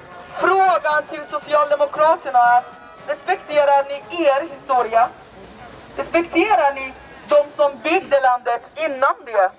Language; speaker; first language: Swedish; non-native, fluent; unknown